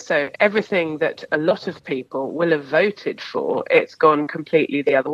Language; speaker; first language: English; native; English